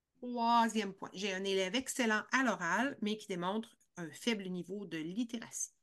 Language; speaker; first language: French; native; French